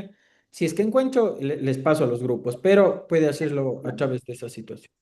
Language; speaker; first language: Spanish; native; Spanish